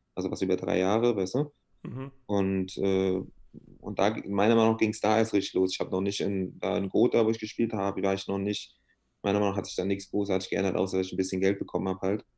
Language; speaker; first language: German; native; German